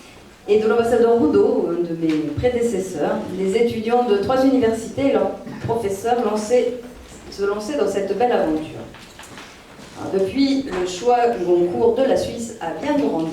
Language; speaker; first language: French; native; French